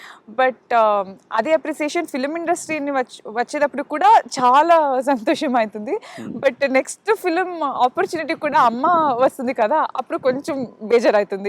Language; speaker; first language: Telugu; non-native, learner; Kannada